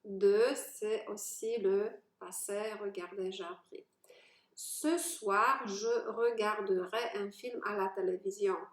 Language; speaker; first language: French; non-native, fluent; Polish